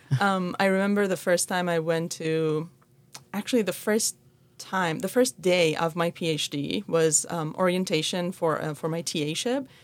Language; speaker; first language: English; non-native, fluent; Persian